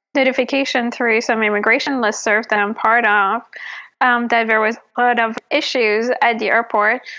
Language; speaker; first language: English; non-native, fluent; French